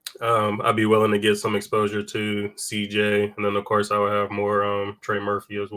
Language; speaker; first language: English; native; English